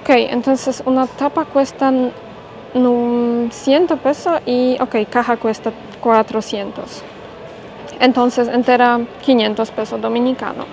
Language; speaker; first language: Spanish; non-native, fluent; Polish